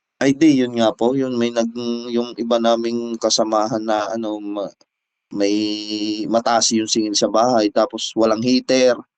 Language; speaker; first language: Filipino; native; Filipino